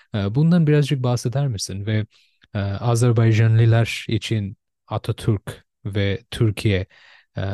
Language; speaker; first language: Turkish; non-native, fluent; Bangla